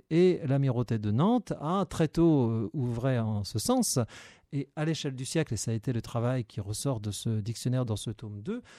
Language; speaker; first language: French; native; French